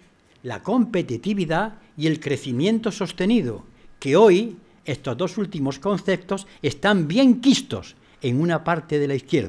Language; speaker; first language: Spanish; native; Spanish